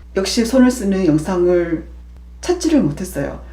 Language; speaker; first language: Korean; native; Korean